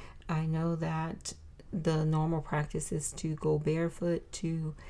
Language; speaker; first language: English; native; English